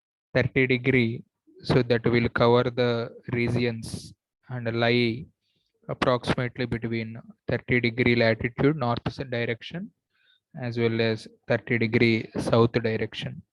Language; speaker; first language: English; non-native, local second language; Telugu